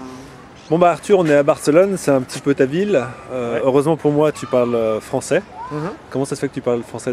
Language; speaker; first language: French; native; French